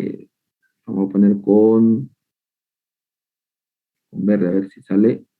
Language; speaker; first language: Spanish; native; Spanish